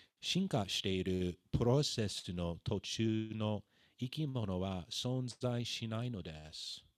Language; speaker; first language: Japanese; non-native, fluent; English